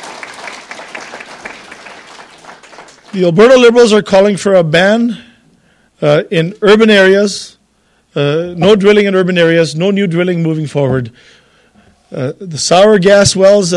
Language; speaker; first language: English; native; English